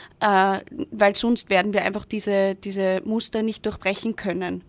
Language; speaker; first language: German; native; German